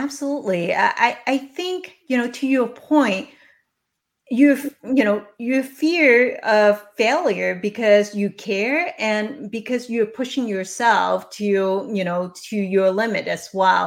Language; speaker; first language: English; non-native, local second language; Cantonese